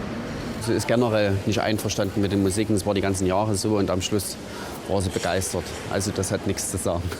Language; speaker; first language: German; native; German